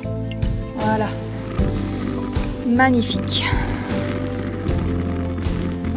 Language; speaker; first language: French; native; French